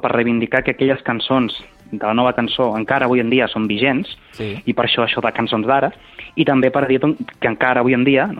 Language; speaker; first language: Catalan; native; Catalan